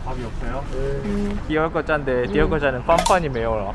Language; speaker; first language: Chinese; non-native, learner; Korean